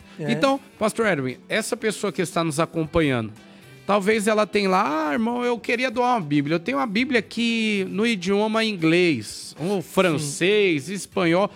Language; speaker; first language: Portuguese; native; Portuguese